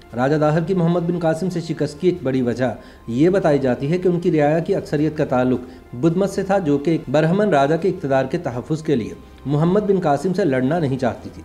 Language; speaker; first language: Urdu; native; Urdu